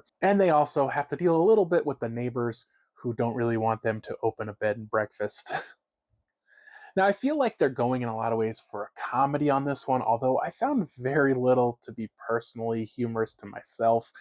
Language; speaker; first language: English; native; English